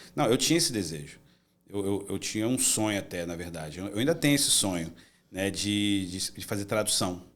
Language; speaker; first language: Portuguese; native; Portuguese